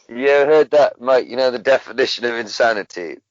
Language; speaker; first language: English; native; English